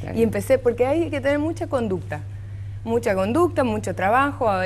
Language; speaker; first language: Spanish; non-native, local second language; German